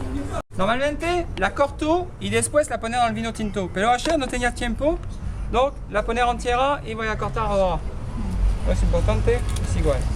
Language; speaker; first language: Spanish; non-native, learner; French